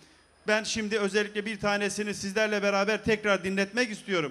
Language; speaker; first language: Turkish; native; Turkish